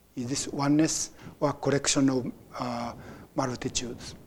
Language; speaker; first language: English; non-native, fluent; Japanese